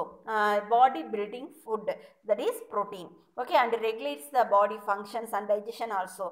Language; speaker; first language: English; non-native, local second language; Tamil